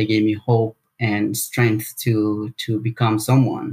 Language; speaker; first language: English; non-native, fluent; Spanish